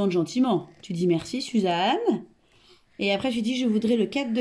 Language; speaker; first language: French; native; French